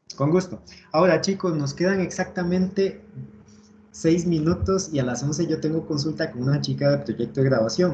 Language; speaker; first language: Spanish; native; Spanish